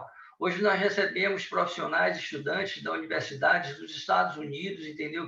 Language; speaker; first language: Portuguese; native; Portuguese